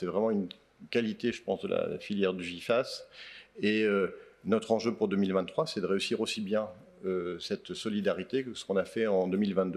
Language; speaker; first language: French; native; French